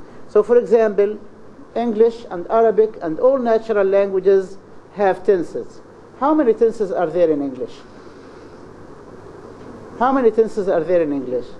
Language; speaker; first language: English; non-native, fluent; Arabic